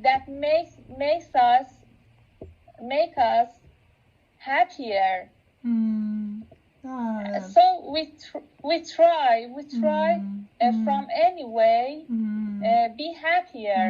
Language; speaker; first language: English; non-native, local second language; Persian